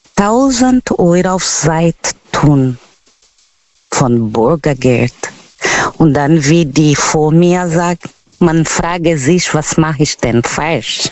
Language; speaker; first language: German; non-native, learner; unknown